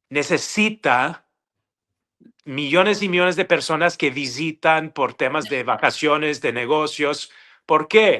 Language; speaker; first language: Spanish; non-native, fluent; English